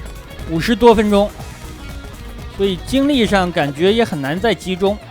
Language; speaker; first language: Chinese; native; Chinese